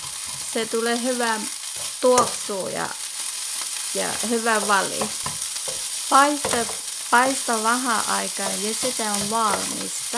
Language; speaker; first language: Finnish; non-native, learner; Thai